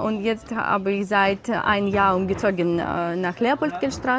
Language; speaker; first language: German; non-native, learner; Ukrainian